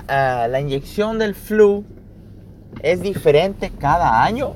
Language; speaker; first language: Spanish; early bilingual, heritage; Spanish